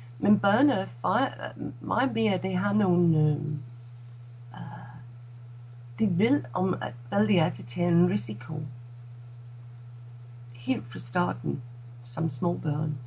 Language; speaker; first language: Danish; non-native, fluent; English